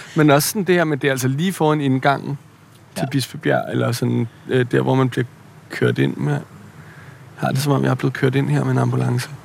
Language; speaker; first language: Danish; native; Danish